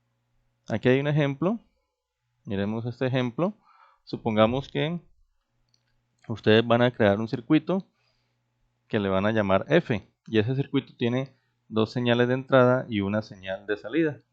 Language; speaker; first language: Spanish; native; Spanish